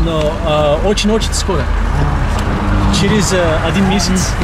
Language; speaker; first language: Russian; non-native, learner; Turkish